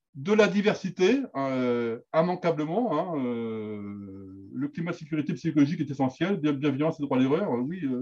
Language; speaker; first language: French; native; French